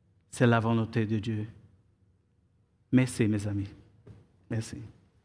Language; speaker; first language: French; non-native, learner; Portuguese